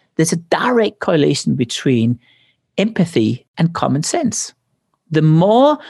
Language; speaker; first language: English; non-native, fluent; Danish